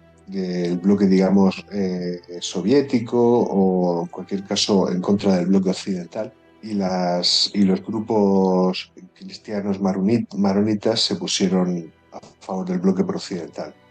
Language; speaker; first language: Spanish; native; Spanish